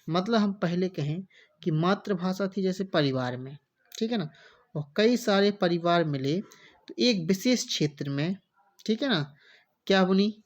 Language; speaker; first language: Hindi; native; Hindi